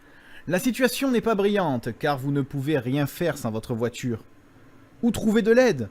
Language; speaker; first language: French; native; French